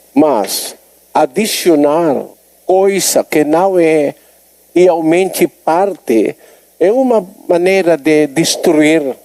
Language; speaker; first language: Portuguese; non-native, learner; Filipino